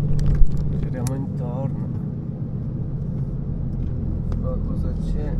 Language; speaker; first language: Italian; non-native, fluent; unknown